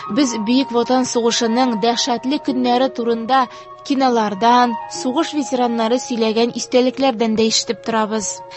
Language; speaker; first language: Tatar; native; Tatar